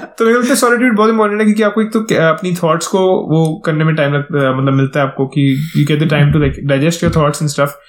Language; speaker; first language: Hindi; native; Hindi